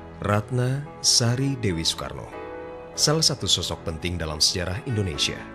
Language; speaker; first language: Indonesian; native; Indonesian